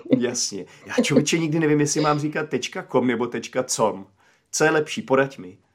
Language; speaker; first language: Czech; native; Czech